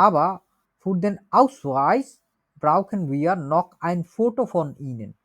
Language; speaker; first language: German; non-native, learner; Bangla